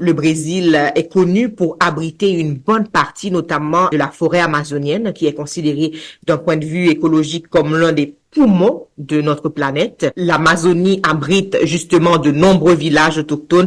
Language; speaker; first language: French; native; French